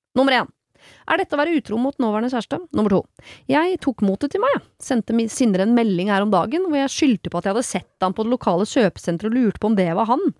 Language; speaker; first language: Norwegian; native; Norwegian